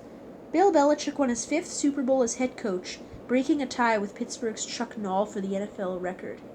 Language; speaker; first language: English; native; English